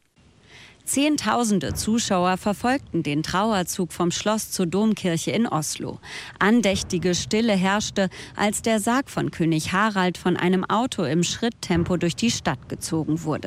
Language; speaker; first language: German; native; German